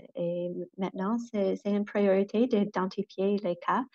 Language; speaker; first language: French; non-native, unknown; English